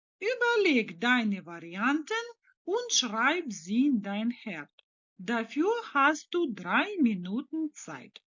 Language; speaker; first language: German; non-native, fluent; Ukrainian